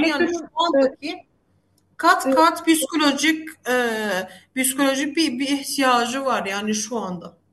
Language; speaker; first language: Turkish; non-native, fluent; Arabic